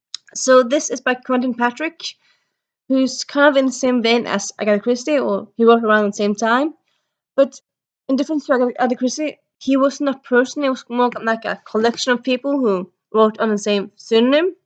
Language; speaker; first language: English; early bilingual, heritage; Norwegian